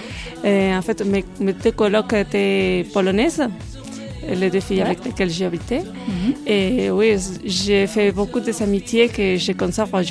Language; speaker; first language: French; non-native, fluent; Spanish